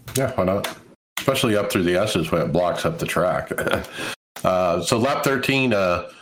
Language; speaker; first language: English; native; English